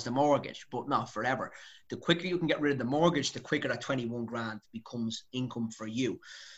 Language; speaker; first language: English; native; English